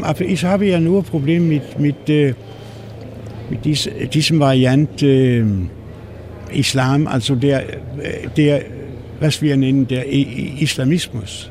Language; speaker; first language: German; non-native, fluent; Danish